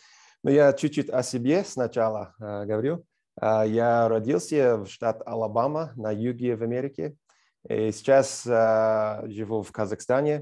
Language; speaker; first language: Russian; non-native, fluent; English